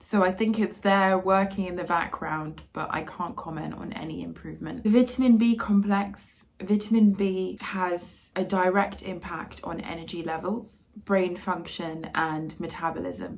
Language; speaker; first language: English; native; English